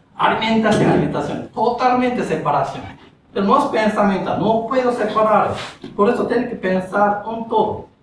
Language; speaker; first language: Spanish; non-native, learner; Japanese